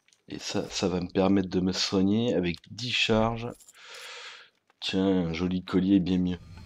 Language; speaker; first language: French; native; French